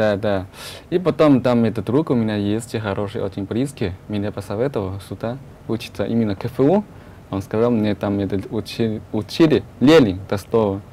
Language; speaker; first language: Russian; non-native, learner; Chinese